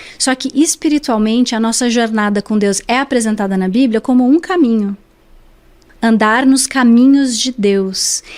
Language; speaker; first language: Portuguese; early bilingual, other home language; English